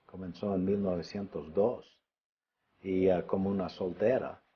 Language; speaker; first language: Spanish; early bilingual, other home language; English